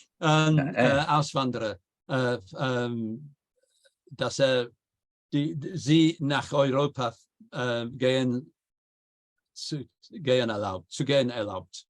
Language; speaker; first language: German; non-native, fluent; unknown